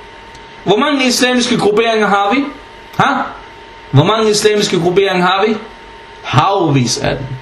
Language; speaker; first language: Danish; early bilingual, other home language; Arabic